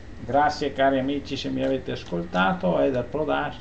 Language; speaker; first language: Italian; native; Italian